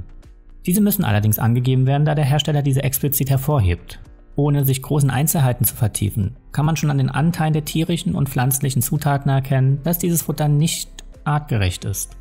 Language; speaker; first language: German; native; German